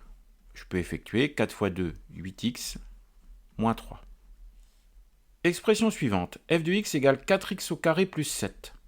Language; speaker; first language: French; native; French